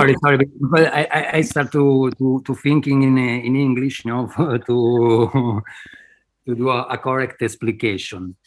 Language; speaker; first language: English; non-native, fluent; Spanish